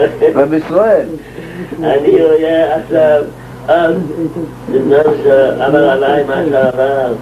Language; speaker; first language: Hebrew; non-native, local second language; Yiddish